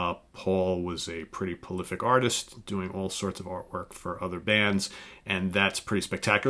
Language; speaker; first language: English; native; English